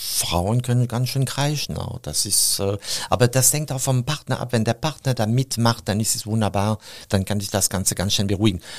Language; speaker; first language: German; non-native, fluent; French